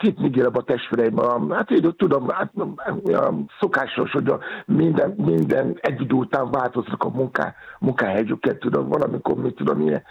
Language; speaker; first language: Hungarian; non-native, fluent; Yoruba